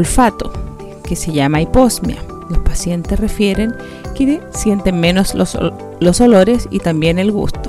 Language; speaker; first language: Spanish; native; Spanish